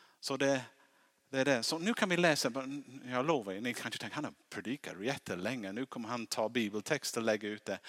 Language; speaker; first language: Swedish; non-native, fluent; English